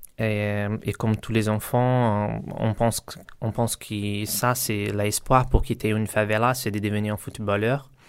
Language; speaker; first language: French; non-native, learner; Portuguese